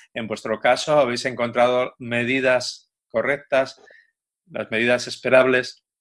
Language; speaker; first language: Spanish; native; Spanish